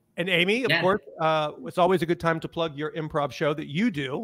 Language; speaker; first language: English; native; English